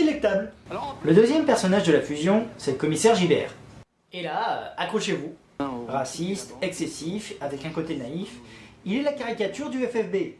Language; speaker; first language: French; native; French